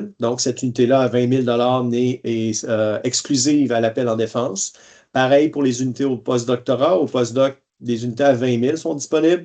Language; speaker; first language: French; native; French